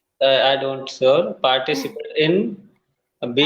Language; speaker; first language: English; non-native, fluent; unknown